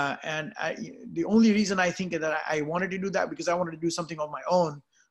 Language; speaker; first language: English; non-native, local second language; Gujarati